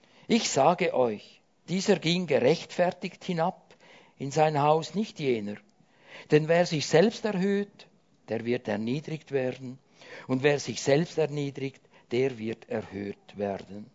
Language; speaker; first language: German; native; German